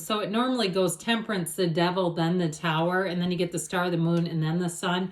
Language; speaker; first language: English; native; English